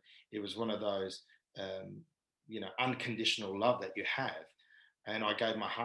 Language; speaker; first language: English; native; English